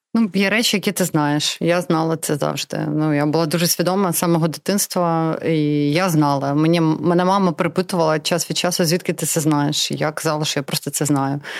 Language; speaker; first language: Ukrainian; non-native, local second language; Russian